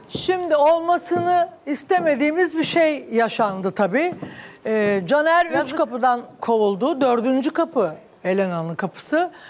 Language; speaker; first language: Turkish; native; Turkish